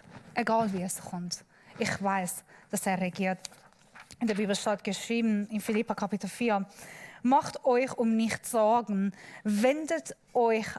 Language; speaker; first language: German; non-native, learner; Persian